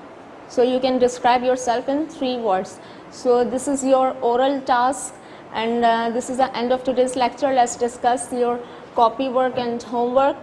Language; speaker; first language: English; non-native, local second language; Urdu